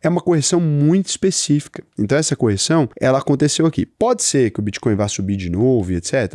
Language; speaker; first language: Portuguese; native; Portuguese